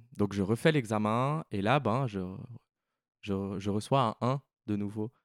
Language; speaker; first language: French; native; French